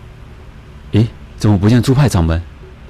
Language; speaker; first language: Chinese; native; Chinese